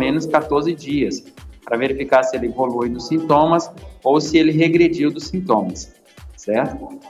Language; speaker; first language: Portuguese; native; Portuguese